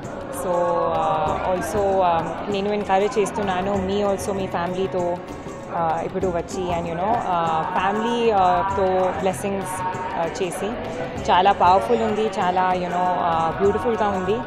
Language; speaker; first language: Telugu; non-native, learner; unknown